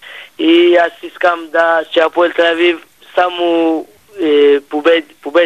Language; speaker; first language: Bulgarian; non-native, learner; Hebrew